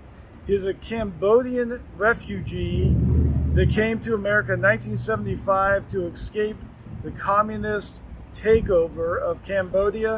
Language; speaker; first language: English; native; English